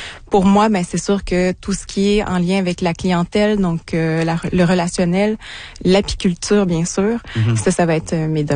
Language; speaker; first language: French; native; French